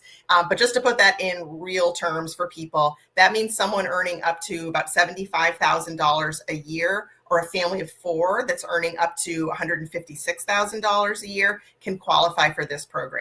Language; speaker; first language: English; native; English